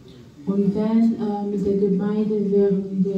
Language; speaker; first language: German; non-native, fluent; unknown